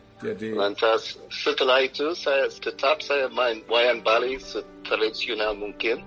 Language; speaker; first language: Indonesian; non-native, fluent; English